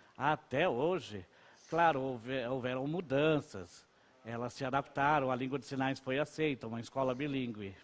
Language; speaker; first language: Portuguese; non-native, local second language; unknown